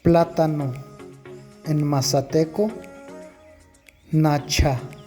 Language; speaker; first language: Spanish; non-native, local second language; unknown